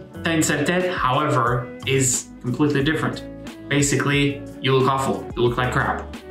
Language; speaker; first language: English; non-native, fluent; French